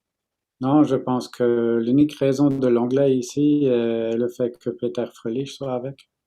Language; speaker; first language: French; non-native, fluent; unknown